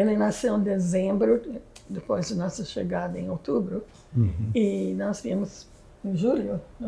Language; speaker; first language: Portuguese; non-native, fluent; English